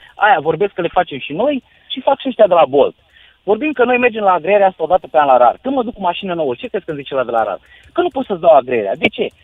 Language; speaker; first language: Romanian; native; Romanian